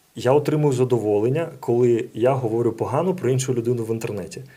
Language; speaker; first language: Ukrainian; non-native, local second language; Russian